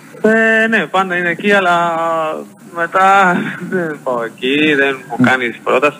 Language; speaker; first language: Greek; non-native, learner; Spanish